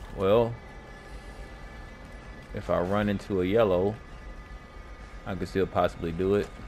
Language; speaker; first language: English; native; English